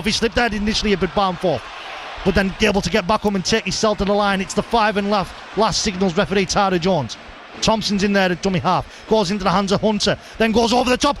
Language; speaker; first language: English; native; English